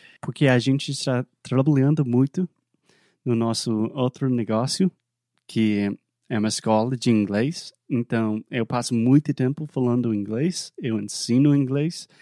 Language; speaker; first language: Portuguese; non-native, fluent; English